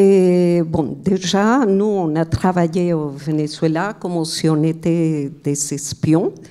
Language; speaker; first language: French; non-native, fluent; Spanish